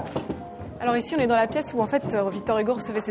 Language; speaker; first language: French; native; French